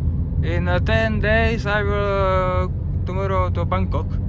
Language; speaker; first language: English; non-native, learner; Czech